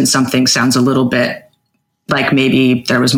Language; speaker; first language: English; native; English